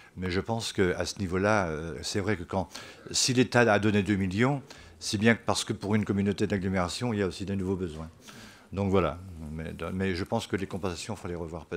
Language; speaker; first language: French; native; French